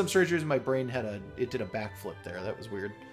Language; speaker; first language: English; native; English